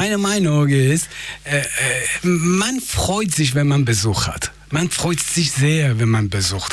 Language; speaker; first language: German; non-native, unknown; Persian